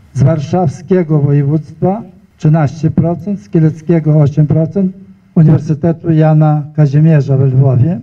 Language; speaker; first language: Polish; native; Polish